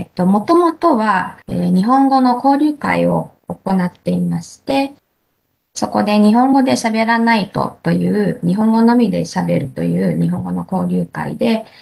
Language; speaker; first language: Japanese; native; Japanese